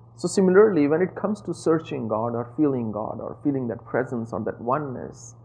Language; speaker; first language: English; non-native, local second language; Punjabi